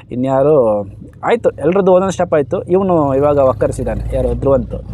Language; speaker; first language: Kannada; native; Kannada